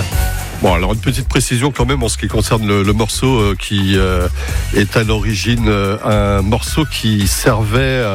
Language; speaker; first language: French; native; French